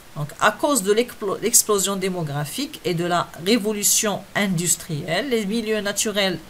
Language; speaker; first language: French; non-native, local second language; Arabic